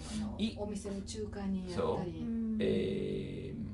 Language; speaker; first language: Japanese; native; Japanese